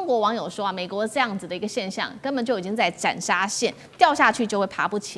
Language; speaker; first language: Chinese; native; Chinese